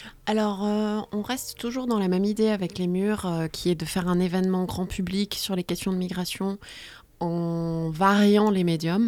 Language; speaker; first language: French; native; French